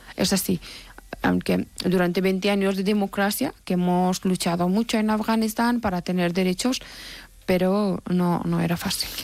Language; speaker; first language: Spanish; non-native, fluent; Persian